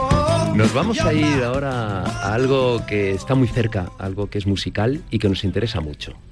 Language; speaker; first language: Spanish; native; Spanish